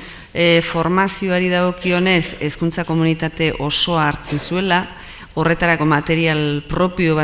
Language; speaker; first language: Basque; native; Basque